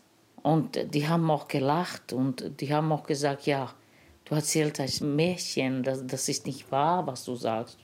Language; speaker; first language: German; non-native, learner; Romany